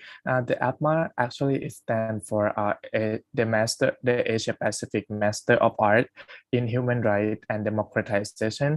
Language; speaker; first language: English; non-native, fluent; Thai